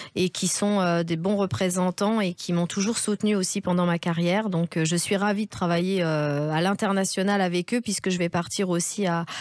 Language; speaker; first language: French; native; French